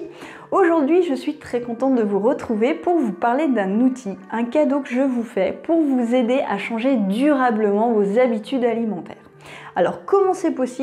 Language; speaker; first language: French; native; French